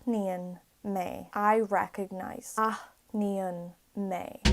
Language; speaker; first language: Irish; non-native, learner; English